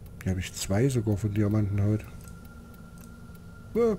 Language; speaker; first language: German; native; German